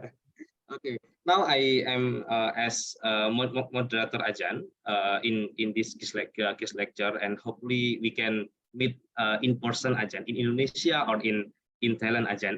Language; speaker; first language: English; non-native, learner; Indonesian